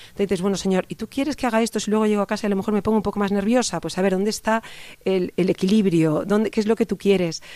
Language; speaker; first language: Spanish; native; Spanish